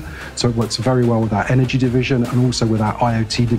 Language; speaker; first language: English; native; English